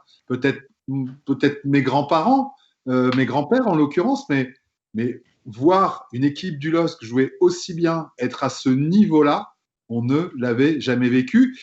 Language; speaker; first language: French; native; French